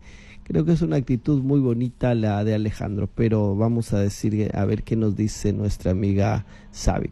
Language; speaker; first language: Spanish; native; Spanish